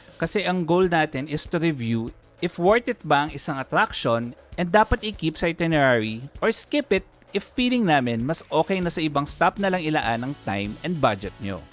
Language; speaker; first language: Filipino; native; Filipino